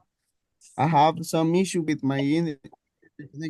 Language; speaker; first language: English; non-native, learner; Spanish